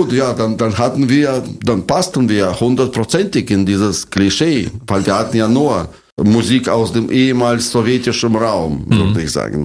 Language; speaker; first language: German; non-native, fluent; Russian